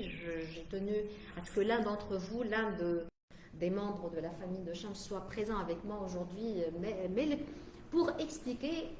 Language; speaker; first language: French; non-native, local second language; Arabic